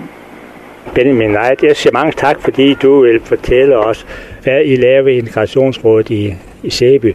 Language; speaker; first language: Danish; native; Danish